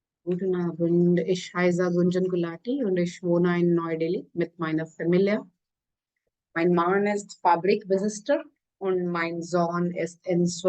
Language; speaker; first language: German; non-native, fluent; Hindi